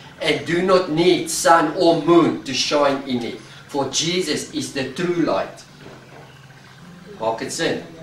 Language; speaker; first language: English; non-native, local second language; Afrikaans